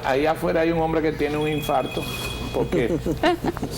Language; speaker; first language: Spanish; native; Spanish